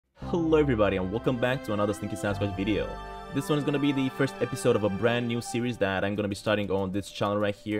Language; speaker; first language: English; non-native, fluent; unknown